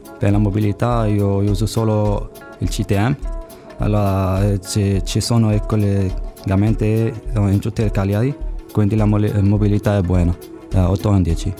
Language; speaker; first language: Italian; non-native, learner; Arabic